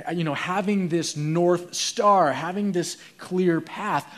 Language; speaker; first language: English; native; English